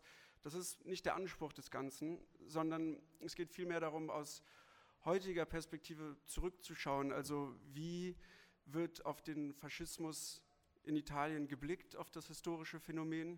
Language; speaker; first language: German; native; German